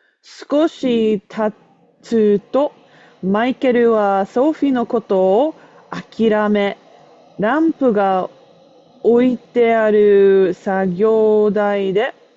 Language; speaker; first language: Japanese; non-native, fluent; English